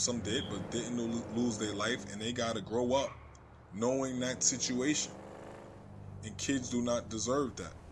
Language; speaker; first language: English; native; English